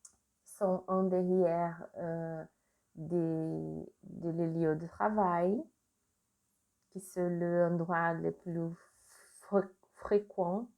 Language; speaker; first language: French; non-native, learner; Portuguese